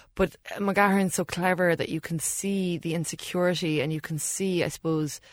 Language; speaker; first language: English; native; English